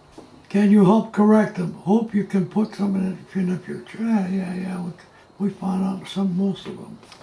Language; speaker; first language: English; native; English